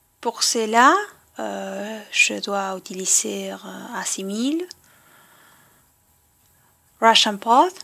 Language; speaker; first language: French; non-native, learner; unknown